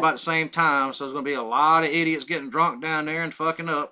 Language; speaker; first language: English; native; English